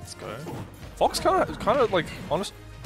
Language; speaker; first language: English; native; English